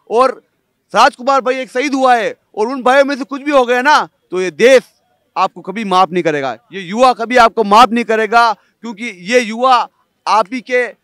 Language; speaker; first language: Hindi; native; Hindi